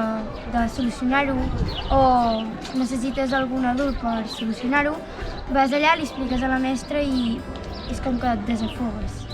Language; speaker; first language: Catalan; native; Catalan